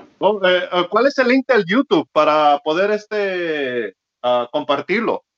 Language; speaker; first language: Spanish; early bilingual, heritage; Spanish